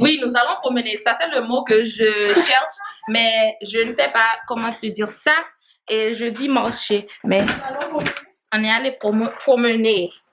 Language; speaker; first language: French; non-native, learner; Haitian Creole